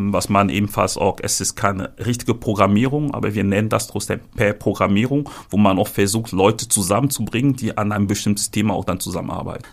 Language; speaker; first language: German; non-native, fluent; French